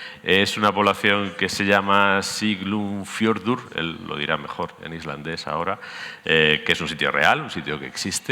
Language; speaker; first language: Spanish; native; Spanish